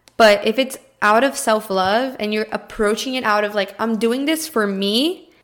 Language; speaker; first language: English; early bilingual, other home language; Portuguese